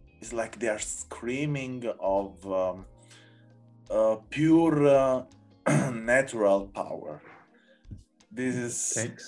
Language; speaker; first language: English; non-native, learner; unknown